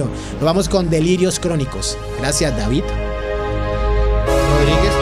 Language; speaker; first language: Spanish; native; Spanish